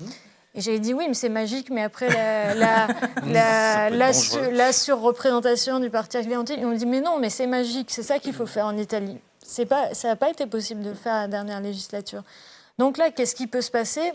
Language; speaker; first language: French; native; French